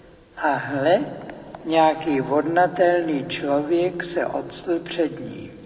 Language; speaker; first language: Czech; native; Czech